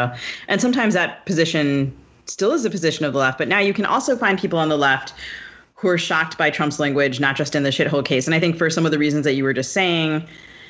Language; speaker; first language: English; native; English